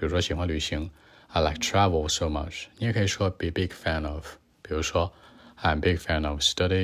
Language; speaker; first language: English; non-native, learner; Chinese